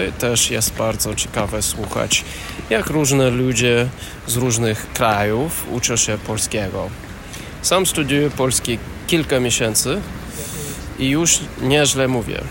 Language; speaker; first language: Polish; non-native, learner; English